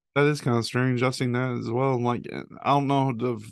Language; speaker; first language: English; native; English